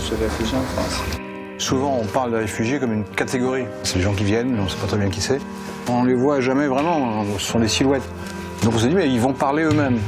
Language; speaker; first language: French; non-native, fluent; Persian